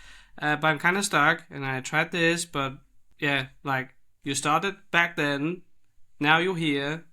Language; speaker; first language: English; non-native, fluent; Danish